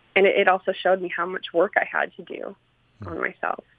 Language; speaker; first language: English; native; English